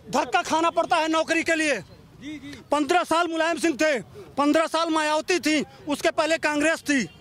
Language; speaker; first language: Hindi; native; Hindi